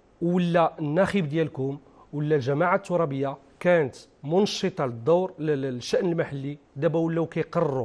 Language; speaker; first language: Arabic; native; Arabic